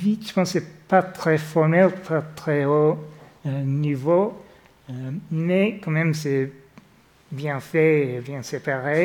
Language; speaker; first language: French; non-native, fluent; English